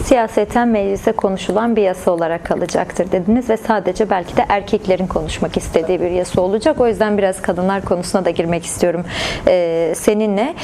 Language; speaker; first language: Turkish; native; Turkish